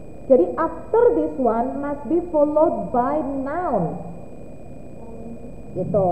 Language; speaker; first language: English; non-native, fluent; Indonesian